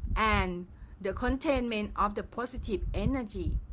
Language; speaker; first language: English; non-native, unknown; Thai